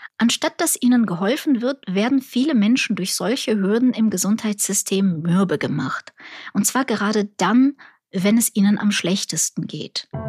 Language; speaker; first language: German; early bilingual, other home language; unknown